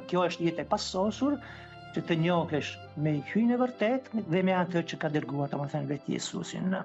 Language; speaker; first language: Albanian; non-native, fluent; Italian